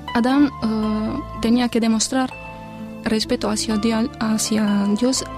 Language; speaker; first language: Spanish; non-native, fluent; Romanian